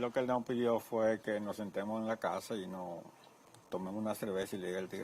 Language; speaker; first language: Spanish; native; Spanish